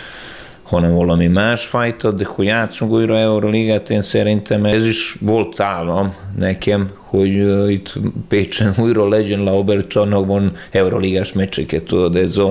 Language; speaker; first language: Hungarian; non-native, learner; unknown